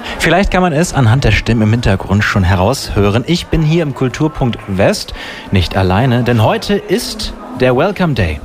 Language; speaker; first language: German; native; German